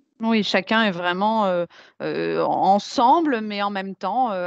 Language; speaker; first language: French; native; French